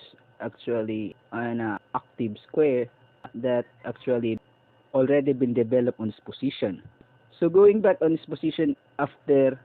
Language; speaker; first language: English; non-native, local second language; Filipino